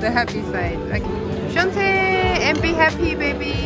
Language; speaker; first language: English; non-native, fluent; Chinese